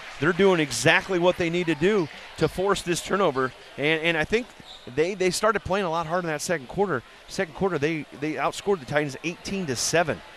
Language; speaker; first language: English; native; English